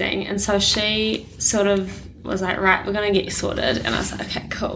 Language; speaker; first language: English; native; English